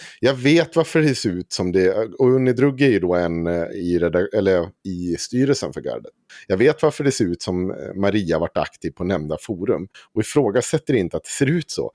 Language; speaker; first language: Swedish; native; Swedish